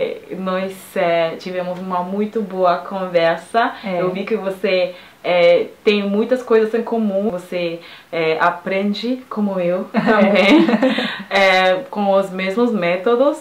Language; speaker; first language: Portuguese; non-native, fluent; French